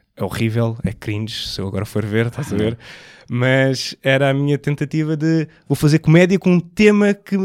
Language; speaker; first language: Portuguese; native; Portuguese